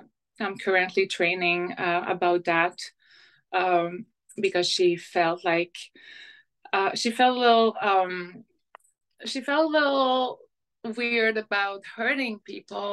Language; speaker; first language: English; non-native, fluent; French